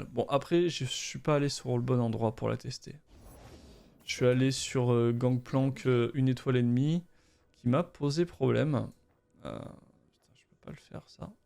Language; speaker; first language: French; native; French